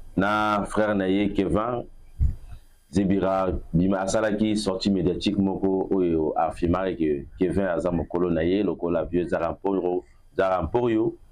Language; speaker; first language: Lingala; native; Lingala